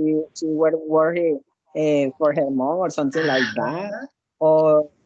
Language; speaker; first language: English; non-native, learner; Spanish